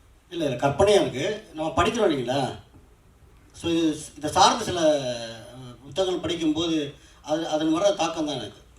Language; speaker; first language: Tamil; native; Tamil